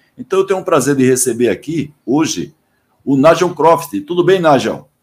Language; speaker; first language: Portuguese; native; Portuguese